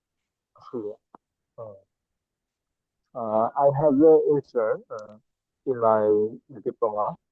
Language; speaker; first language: English; non-native, learner; Bangla